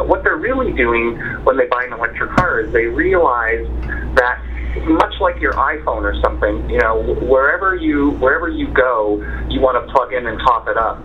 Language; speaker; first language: English; native; English